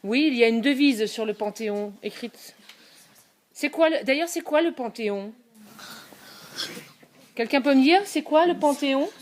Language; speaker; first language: French; native; French